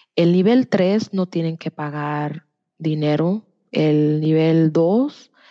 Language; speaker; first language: Spanish; early bilingual, heritage; Spanish